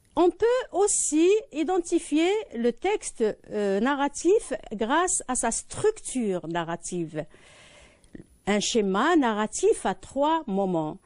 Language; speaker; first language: French; non-native, local second language; Arabic